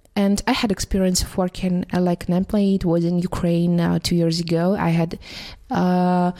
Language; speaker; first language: English; non-native, fluent; Russian